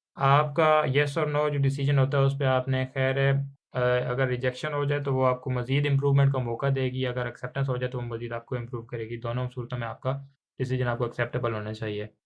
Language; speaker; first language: Urdu; non-native, local second language; Punjabi